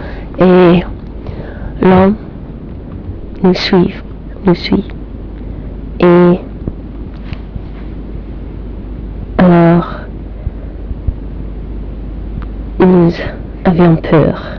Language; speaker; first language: French; non-native, learner; English